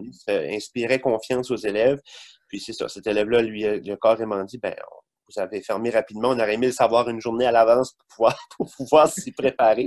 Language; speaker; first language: French; native; French